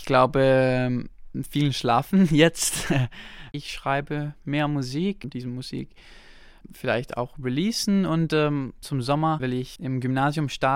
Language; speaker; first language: German; non-native, local second language; Danish